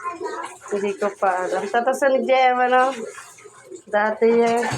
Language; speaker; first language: Filipino; native; Filipino